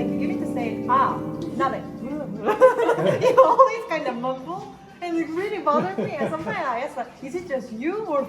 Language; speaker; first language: English; non-native, fluent; French